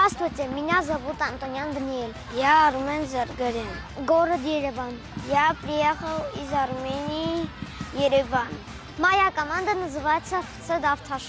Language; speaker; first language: Russian; non-native, learner; Armenian